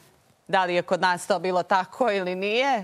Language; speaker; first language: Serbian; native; Serbian